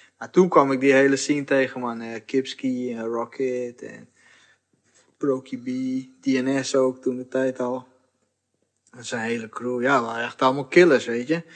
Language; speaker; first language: Dutch; early bilingual, other home language; Portuguese